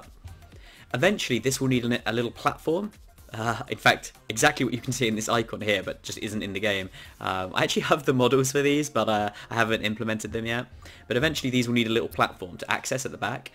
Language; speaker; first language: English; native; English